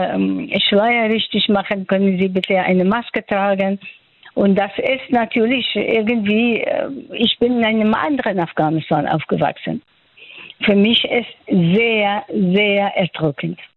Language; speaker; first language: German; non-native, fluent; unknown